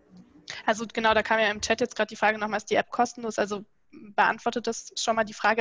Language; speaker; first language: German; native; German